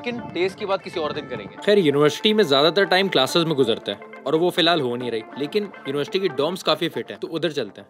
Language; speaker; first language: Urdu; native; Urdu